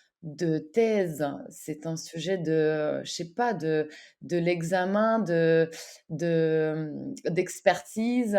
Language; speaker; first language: French; non-native, fluent; Ukrainian